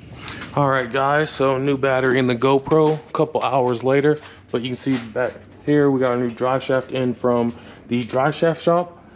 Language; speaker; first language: English; native; English